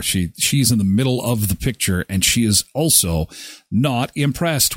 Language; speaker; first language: English; native; English